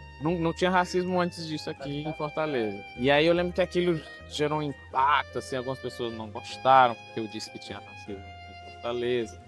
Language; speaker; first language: Portuguese; non-native, local second language; Kabuverdianu